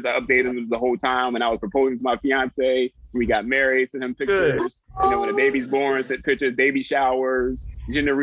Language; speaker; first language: English; native; English